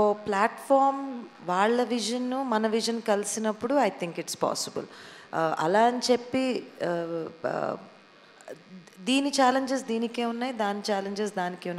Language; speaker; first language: Telugu; native; Telugu